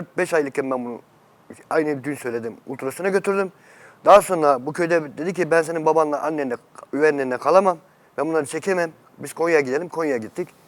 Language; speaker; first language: Turkish; native; Turkish